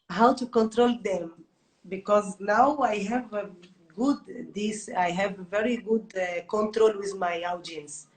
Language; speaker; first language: English; non-native, learner; Portuguese